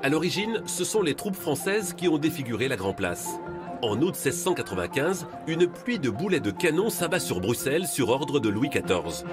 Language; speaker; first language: French; native; French